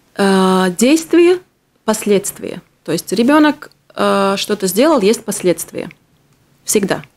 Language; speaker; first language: Russian; non-native, local second language; Latvian